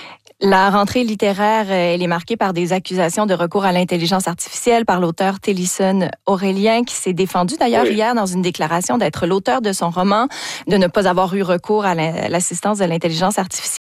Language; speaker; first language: French; native; French